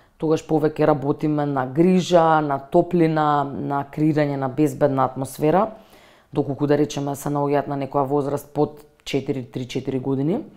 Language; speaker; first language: Macedonian; native; Macedonian